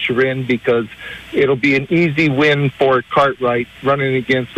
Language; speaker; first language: English; native; English